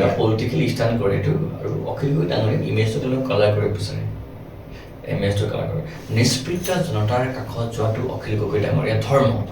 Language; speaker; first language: Assamese; non-native, local second language; Nepali